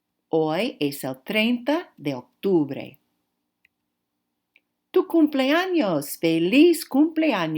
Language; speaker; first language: Spanish; non-native, fluent; English